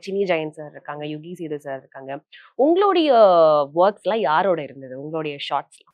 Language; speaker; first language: Tamil; native; Tamil